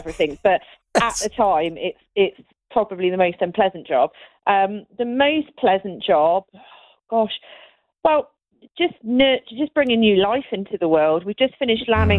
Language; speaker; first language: English; native; English